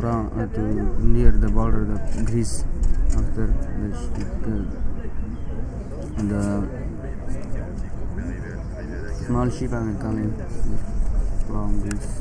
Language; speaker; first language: English; non-native, learner; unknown